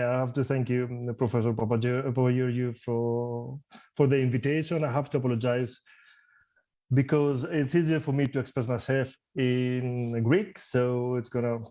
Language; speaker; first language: English; non-native, learner; Greek